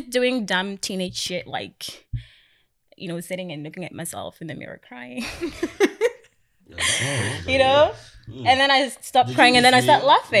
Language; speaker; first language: English; non-native, local second language; Tswana